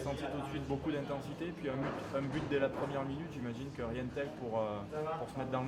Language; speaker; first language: French; native; French